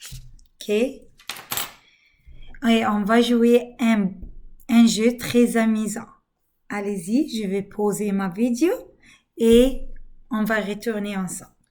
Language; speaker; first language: French; non-native, fluent; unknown